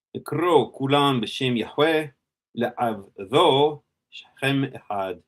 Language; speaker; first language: Hebrew; non-native, fluent; English